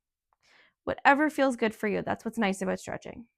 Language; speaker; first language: English; native; English